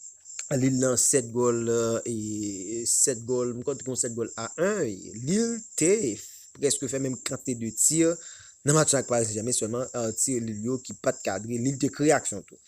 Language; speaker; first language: French; non-native, local second language; Haitian Creole